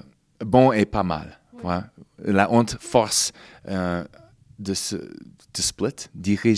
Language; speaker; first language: French; non-native, fluent; English